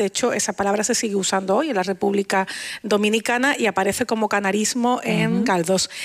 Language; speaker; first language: Spanish; native; Spanish